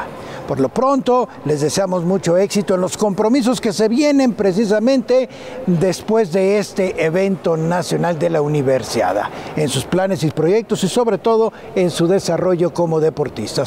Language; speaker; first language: Spanish; native; Spanish